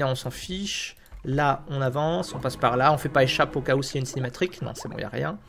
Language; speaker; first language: French; native; French